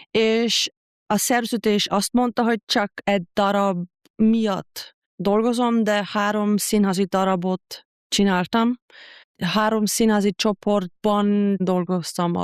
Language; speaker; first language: Hungarian; non-native, learner; German